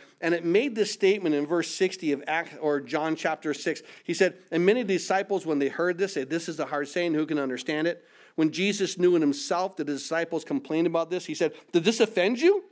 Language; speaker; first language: English; native; English